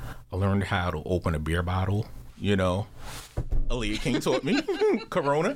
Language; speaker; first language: English; native; English